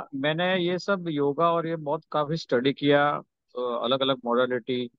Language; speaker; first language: Hindi; non-native, local second language; Gujarati